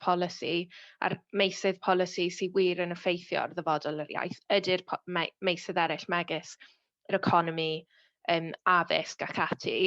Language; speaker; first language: Welsh; native; Welsh